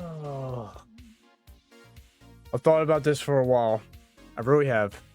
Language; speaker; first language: English; native; English